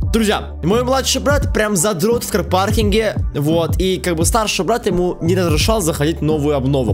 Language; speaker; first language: Russian; native; Russian